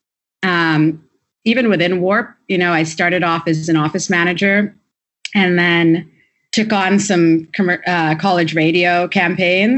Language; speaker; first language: English; native; English